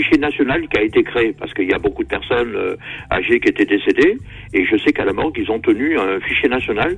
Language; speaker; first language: French; native; French